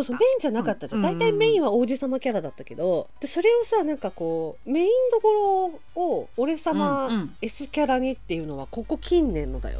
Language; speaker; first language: Japanese; native; Japanese